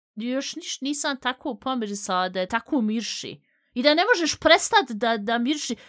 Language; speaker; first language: Bosnian; early bilingual, heritage; Bosnian